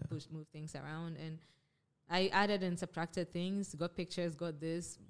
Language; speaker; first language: English; non-native, local second language; Akan